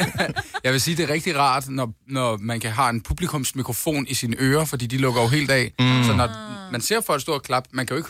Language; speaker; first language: Danish; native; Danish